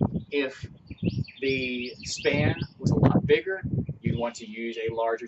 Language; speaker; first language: English; native; English